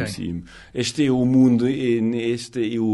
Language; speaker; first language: Portuguese; non-native, learner; German